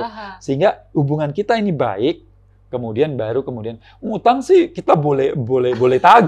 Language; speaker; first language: Indonesian; native; Indonesian